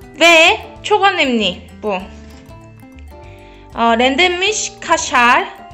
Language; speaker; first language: Turkish; non-native, fluent; Korean